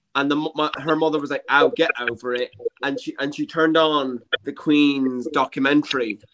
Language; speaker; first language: English; native; English